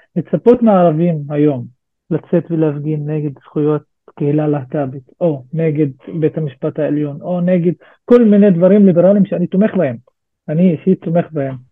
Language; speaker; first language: Hebrew; non-native, local second language; Arabic